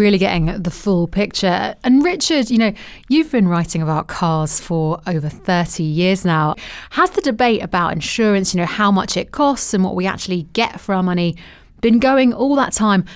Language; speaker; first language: English; native; English